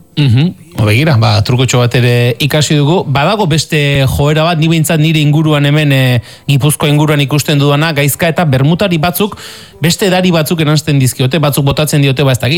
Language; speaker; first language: Basque; native; Basque